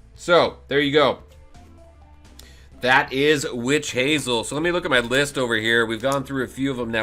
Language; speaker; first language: English; native; English